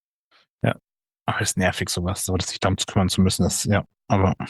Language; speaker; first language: German; native; German